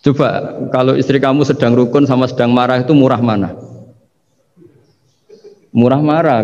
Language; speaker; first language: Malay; non-native, local second language; Javanese